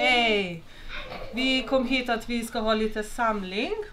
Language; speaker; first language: Swedish; non-native, fluent; Slovenian